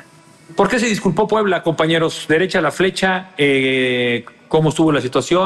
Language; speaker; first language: Spanish; native; Spanish